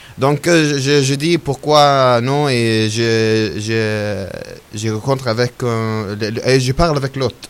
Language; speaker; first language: French; non-native, learner; Arabic